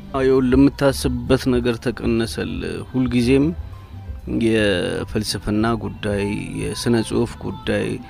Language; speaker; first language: Amharic; native; Amharic